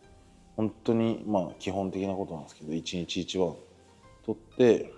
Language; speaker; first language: Japanese; native; Japanese